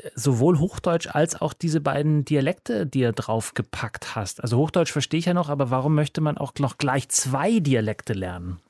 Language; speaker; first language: German; native; German